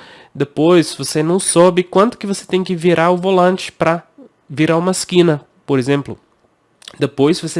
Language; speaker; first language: Portuguese; non-native, fluent; English